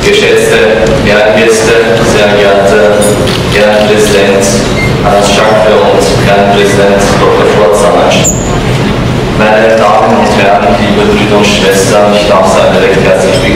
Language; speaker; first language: German; non-native, fluent; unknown